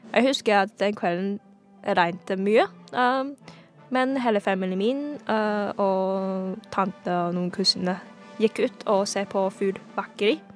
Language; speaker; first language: Norwegian; non-native, fluent; Cantonese